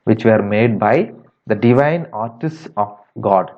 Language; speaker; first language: English; non-native, local second language; Tamil